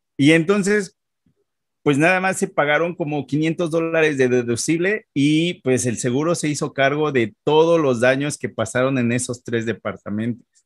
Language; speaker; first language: Spanish; native; Spanish